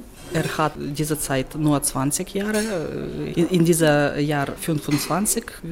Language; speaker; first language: German; non-native, learner; Ukrainian